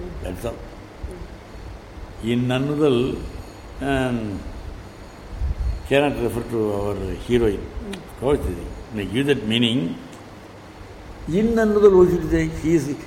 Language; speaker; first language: English; non-native, local second language; Tamil